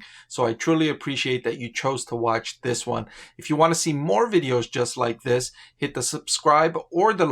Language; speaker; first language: English; native; English